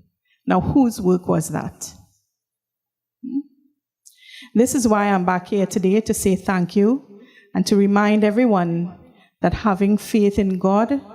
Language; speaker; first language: English; native; English